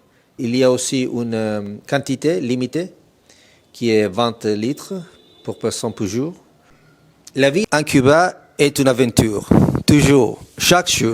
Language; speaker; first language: French; non-native, fluent; Italian